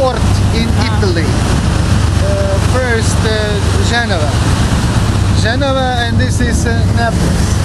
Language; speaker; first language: English; non-native, learner; Croatian